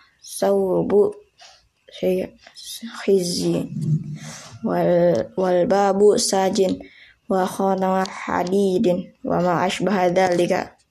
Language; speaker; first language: Arabic; non-native, learner; Indonesian